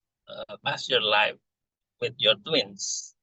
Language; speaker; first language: English; non-native, fluent; Indonesian